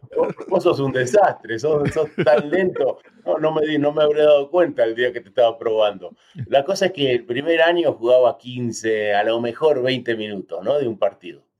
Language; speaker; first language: Spanish; early bilingual, heritage; Spanish